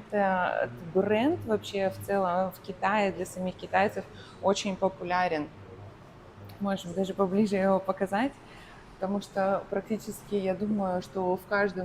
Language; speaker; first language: Russian; native; Russian